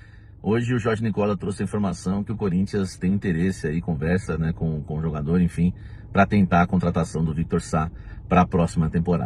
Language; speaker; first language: Portuguese; native; Portuguese